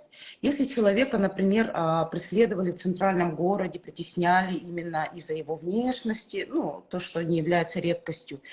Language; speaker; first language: Russian; native; Russian